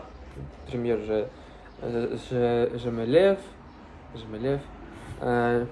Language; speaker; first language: French; non-native, learner; Russian